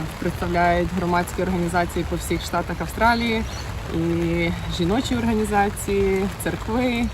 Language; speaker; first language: Ukrainian; early bilingual, heritage; Ukrainian